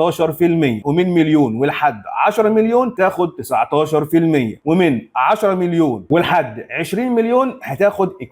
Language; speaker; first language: Arabic; native; Arabic